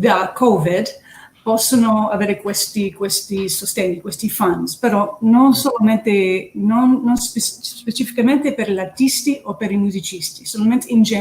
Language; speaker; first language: Italian; early bilingual, heritage; English